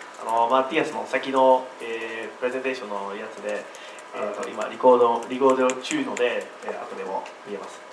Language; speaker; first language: Japanese; non-native, learner; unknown